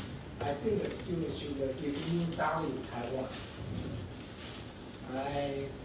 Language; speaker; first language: English; non-native, learner; Chinese